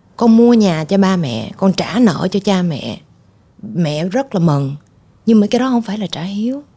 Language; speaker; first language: Vietnamese; early bilingual, heritage; Vietnamese